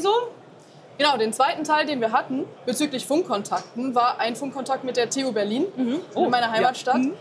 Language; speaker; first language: German; native; German